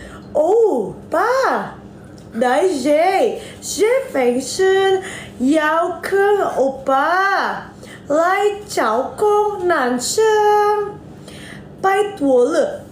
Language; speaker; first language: Chinese; non-native, learner; Indonesian